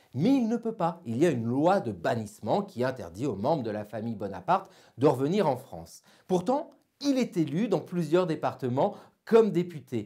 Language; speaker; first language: French; native; French